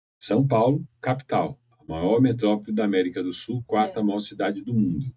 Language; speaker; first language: Portuguese; native; Portuguese